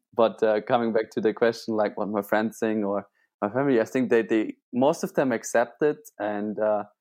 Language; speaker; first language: English; non-native, fluent; German